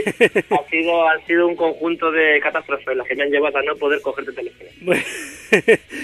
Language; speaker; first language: Spanish; native; Spanish